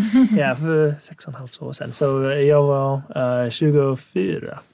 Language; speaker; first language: Swedish; non-native, fluent; English